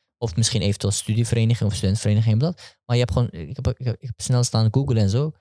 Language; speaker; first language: Dutch; early bilingual, other home language; Turkish